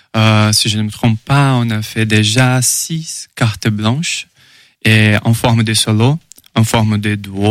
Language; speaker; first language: French; non-native, fluent; Portuguese